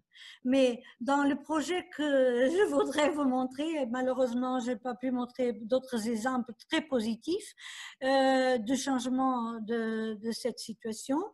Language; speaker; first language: French; non-native, fluent; Portuguese